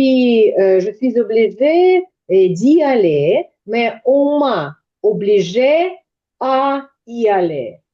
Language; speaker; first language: French; non-native, fluent; Ukrainian